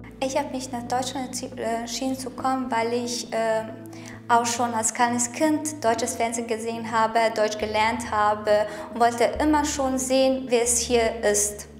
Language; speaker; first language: German; non-native, fluent; Bosnian